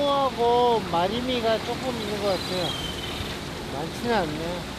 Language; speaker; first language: Korean; native; Korean